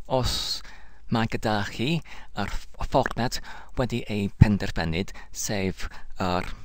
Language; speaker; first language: Welsh; non-native, learner; English